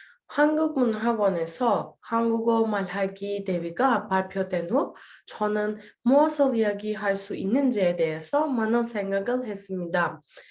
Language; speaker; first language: Korean; non-native, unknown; Turkish